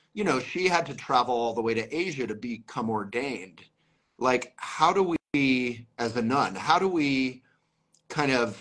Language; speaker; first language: English; native; English